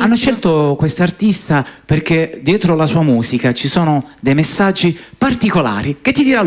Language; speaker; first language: Italian; native; Italian